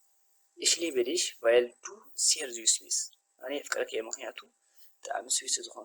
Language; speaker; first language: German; non-native, fluent; Tigrinya